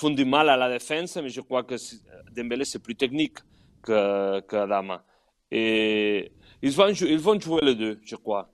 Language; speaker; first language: French; non-native, fluent; Catalan